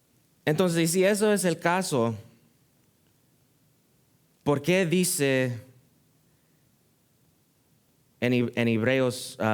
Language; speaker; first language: Spanish; early bilingual, heritage; Spanish